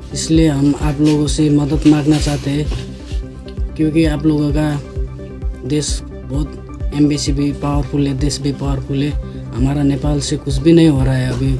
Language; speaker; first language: Hindi; non-native, learner; Nepali